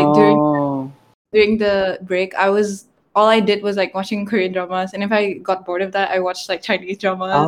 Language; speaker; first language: English; non-native, fluent; Malay